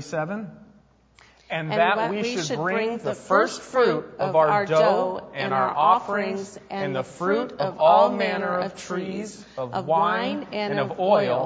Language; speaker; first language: English; native; English